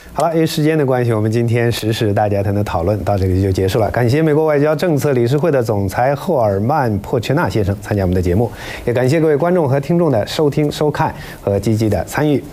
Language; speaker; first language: Chinese; native; Chinese